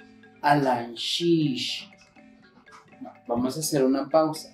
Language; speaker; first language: Spanish; non-native, local second language; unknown